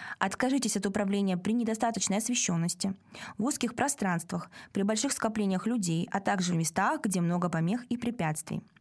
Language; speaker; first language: Russian; native; Russian